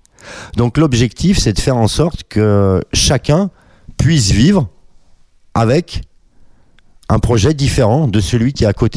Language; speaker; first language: French; native; French